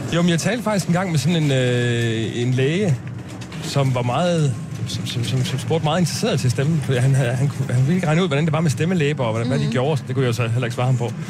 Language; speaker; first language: Danish; native; Danish